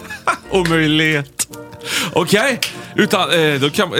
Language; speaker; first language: Swedish; native; Swedish